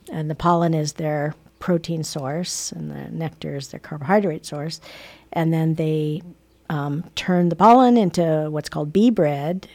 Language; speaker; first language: English; native; English